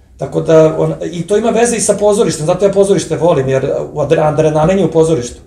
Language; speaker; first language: Serbian; native; Serbian